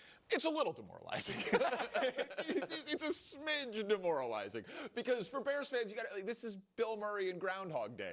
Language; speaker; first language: English; native; English